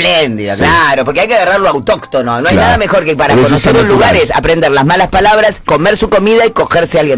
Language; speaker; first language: Spanish; native; Spanish